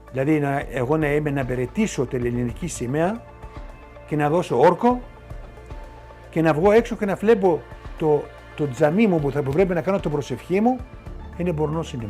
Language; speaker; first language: Greek; non-native, local second language; Turkish